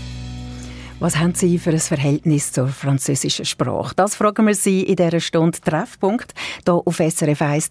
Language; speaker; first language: German; native; German